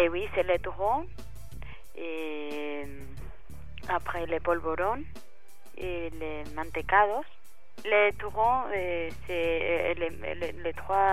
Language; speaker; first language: French; non-native, learner; Spanish